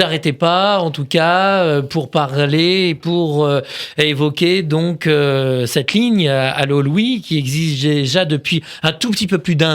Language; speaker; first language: French; native; French